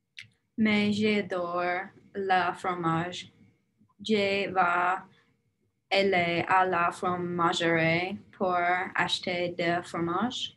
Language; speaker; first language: French; non-native, learner; English